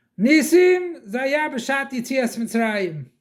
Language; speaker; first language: Hebrew; non-native, fluent; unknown